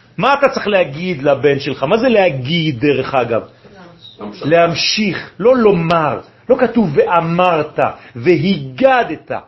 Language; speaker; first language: Hebrew; non-native, fluent; French